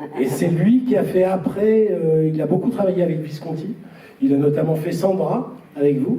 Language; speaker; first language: French; native; French